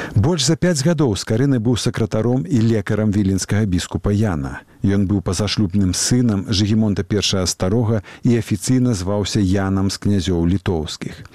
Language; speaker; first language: Belarusian; native; Belarusian